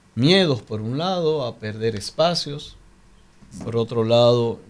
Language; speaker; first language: Spanish; native; Spanish